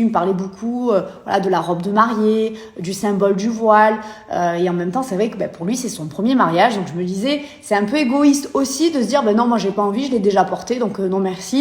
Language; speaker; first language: French; native; French